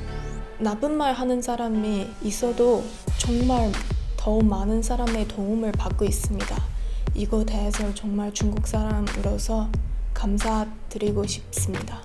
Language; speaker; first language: Korean; non-native, learner; Chinese